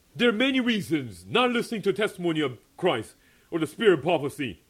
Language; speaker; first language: English; early bilingual, other home language; Korean